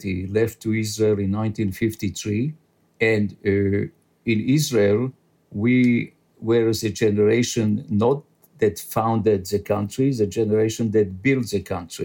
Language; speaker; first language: English; non-native, fluent; French